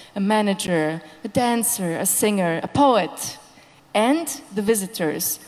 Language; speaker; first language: English; non-native, fluent; Hungarian